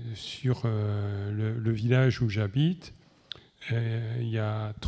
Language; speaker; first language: French; native; French